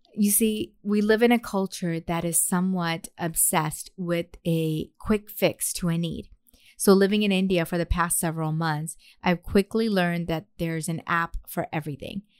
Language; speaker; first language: English; native; English